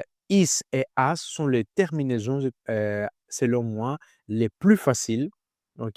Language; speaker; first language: French; non-native, learner; Greek